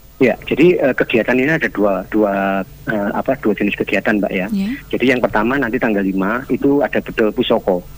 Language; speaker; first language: Indonesian; non-native, local second language; Javanese